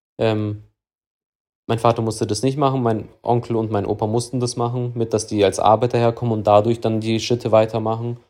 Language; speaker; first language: German; early bilingual, other home language; Russian